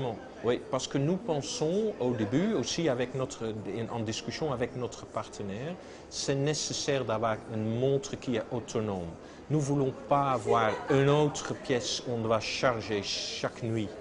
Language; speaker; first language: French; non-native, fluent; Dutch